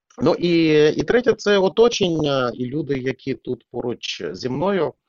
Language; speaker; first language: Ukrainian; non-native, local second language; Russian